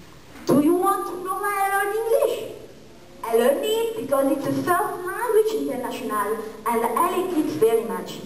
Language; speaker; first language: English; non-native, learner; Malagasy